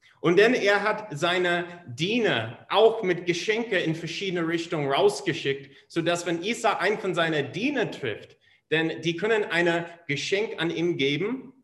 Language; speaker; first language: German; non-native, fluent; English